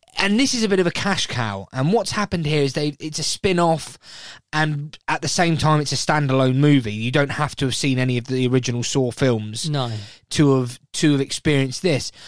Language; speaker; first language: English; native; English